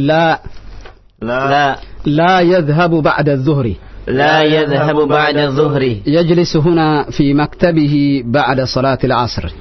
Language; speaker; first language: Arabic; non-native, fluent; Indonesian